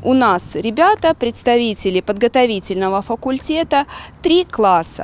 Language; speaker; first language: Russian; native; Russian